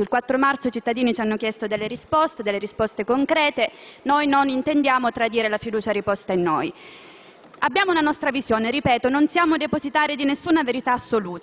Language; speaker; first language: Italian; native; Italian